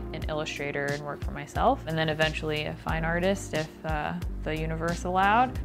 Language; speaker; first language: English; native; English